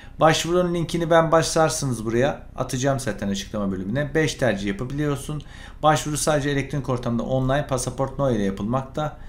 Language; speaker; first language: Turkish; native; Turkish